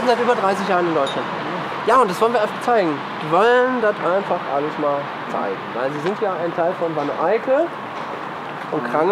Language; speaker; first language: German; native; German